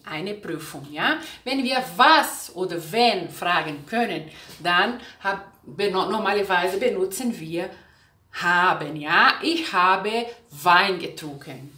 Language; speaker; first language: German; non-native, fluent; Portuguese